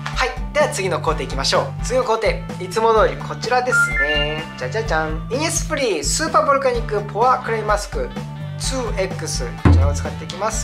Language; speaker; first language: Japanese; non-native, fluent; Korean